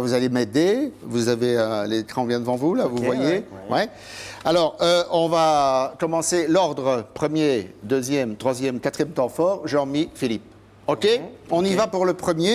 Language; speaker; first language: French; native; French